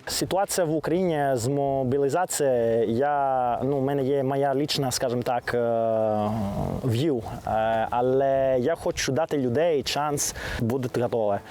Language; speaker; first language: Ukrainian; non-native, learner; Greek